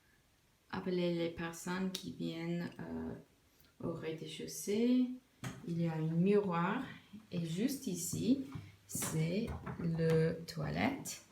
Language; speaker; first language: French; non-native, learner; English